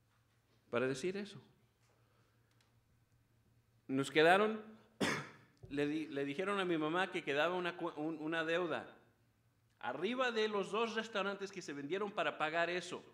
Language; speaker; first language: Spanish; early bilingual, heritage; Spanish